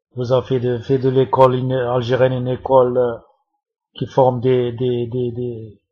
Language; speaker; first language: French; non-native, local second language; Arabic